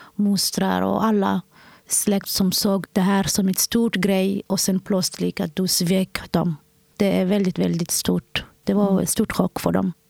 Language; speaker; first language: Swedish; non-native, fluent; Somali